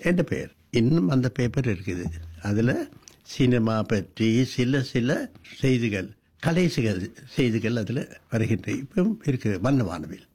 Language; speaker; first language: Tamil; non-native, local second language; Sinhala